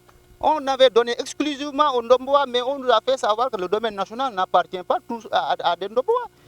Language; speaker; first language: French; non-native, local second language; Wolof